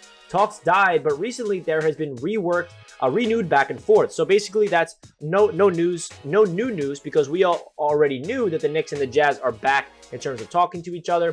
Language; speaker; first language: English; native; English